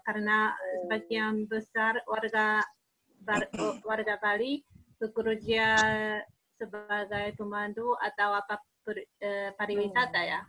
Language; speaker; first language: Indonesian; non-native, learner; Japanese